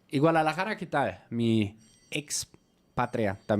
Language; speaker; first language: Spanish; native; Spanish